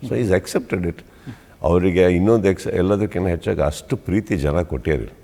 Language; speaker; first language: Kannada; native; Kannada